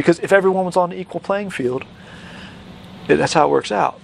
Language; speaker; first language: English; native; English